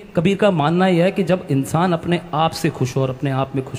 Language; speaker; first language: Hindi; native; Hindi